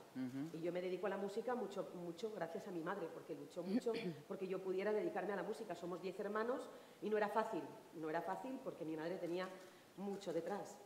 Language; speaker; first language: Spanish; native; Spanish